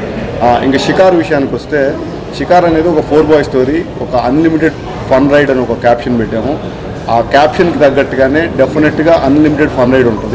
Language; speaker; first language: Telugu; native; Telugu